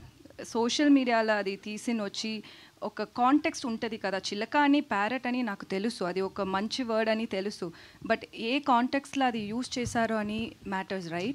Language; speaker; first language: Telugu; non-native, learner; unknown